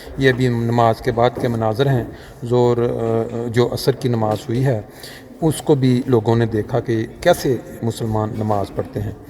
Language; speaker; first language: Urdu; non-native, local second language; Punjabi